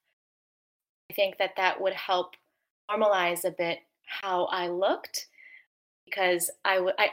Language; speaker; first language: English; native; English